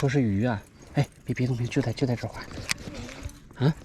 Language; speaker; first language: Chinese; native; Chinese